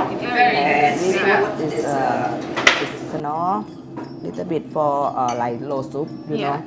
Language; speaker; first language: English; non-native, learner; Thai